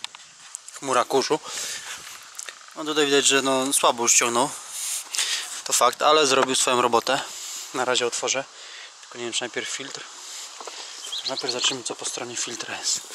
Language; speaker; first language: Polish; native; Polish